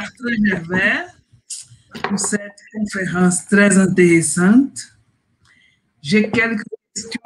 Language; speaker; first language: French; non-native, fluent; Portuguese